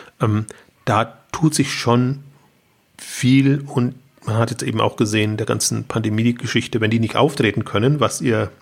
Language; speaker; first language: German; native; German